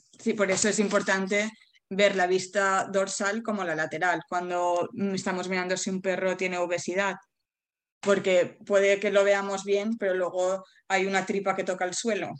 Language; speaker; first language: Spanish; native; Spanish